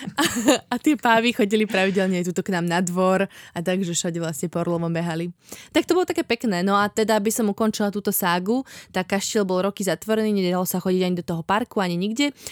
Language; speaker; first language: Slovak; native; Slovak